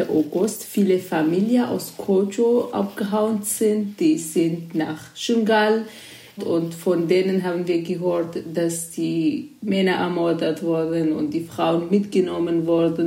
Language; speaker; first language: German; non-native, fluent; Kurdish